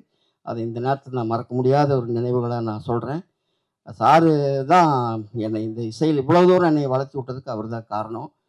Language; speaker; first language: Tamil; native; Tamil